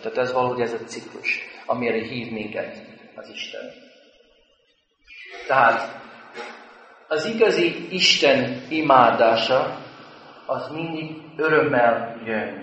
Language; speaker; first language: Hungarian; non-native, fluent; English